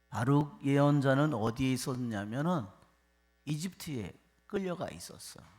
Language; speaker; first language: Korean; native; Korean